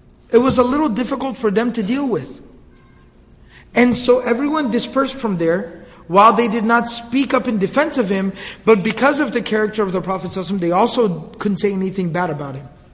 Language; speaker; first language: English; native; English